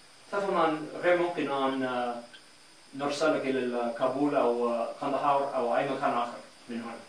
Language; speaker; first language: Arabic; non-native, learner; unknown